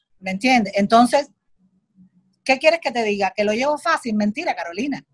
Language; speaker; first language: Spanish; native; Spanish